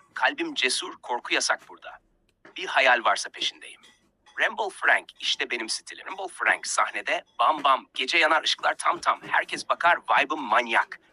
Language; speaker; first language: Turkish; native; Turkish